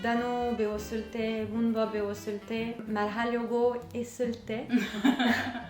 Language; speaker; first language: Korean; non-native, learner; French